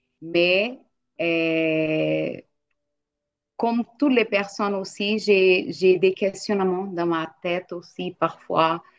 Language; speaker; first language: French; non-native, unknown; Portuguese